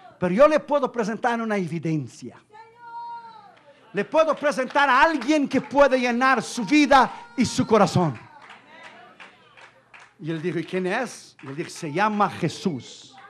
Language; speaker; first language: Spanish; non-native, fluent; Portuguese